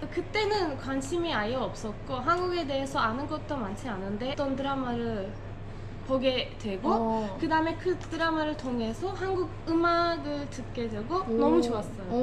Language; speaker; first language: Korean; non-native, fluent; Turkish